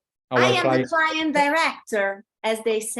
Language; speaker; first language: English; non-native, fluent; Italian